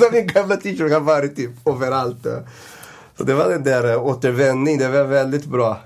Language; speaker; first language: Swedish; non-native, fluent; Portuguese